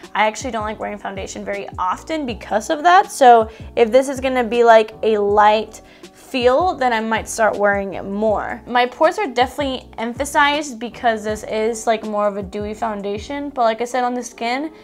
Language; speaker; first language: English; native; English